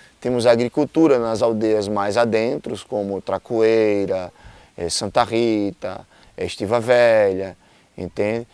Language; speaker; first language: Portuguese; native; Portuguese